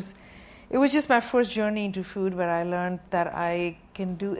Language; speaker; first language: English; non-native, local second language; Sindhi